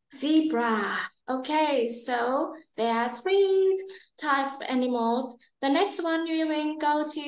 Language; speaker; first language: English; non-native, learner; Vietnamese